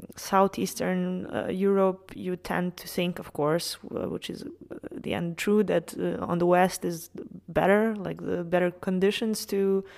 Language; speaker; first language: English; non-native, fluent; Serbian